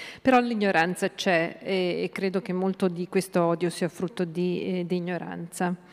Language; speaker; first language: Italian; native; Italian